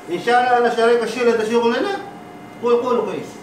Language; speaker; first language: Arabic; non-native, learner; Filipino